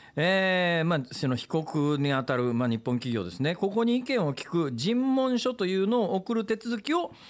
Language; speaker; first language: Japanese; native; Japanese